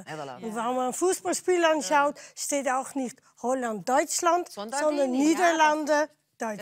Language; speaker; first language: German; non-native, fluent; Dutch